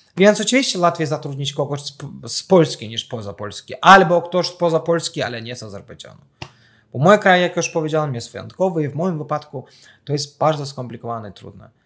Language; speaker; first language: Polish; non-native, fluent; Azerbaijani